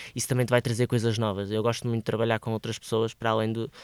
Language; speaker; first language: Portuguese; native; Portuguese